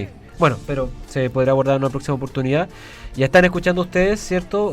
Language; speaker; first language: Spanish; native; Spanish